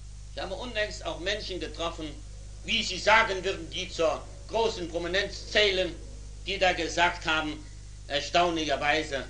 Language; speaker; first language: German; native; German